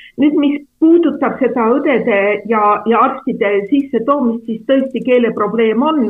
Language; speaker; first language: Estonian; native; Estonian